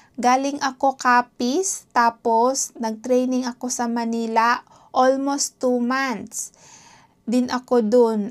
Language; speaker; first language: Filipino; non-native, local second language; Hiligaynon